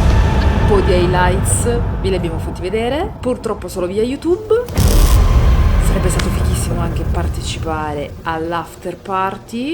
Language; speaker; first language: Italian; native; Italian